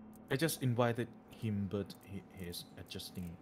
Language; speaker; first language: English; non-native, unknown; Thai